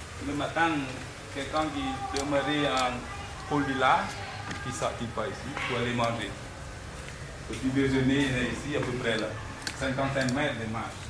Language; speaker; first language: French; non-native, learner; Khmer